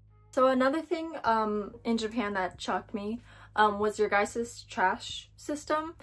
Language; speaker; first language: English; early bilingual, other home language; Japanese